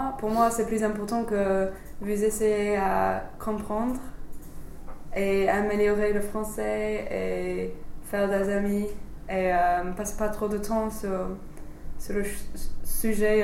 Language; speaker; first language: French; non-native, fluent; English